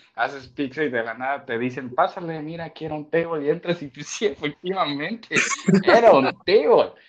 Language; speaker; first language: Spanish; native; Spanish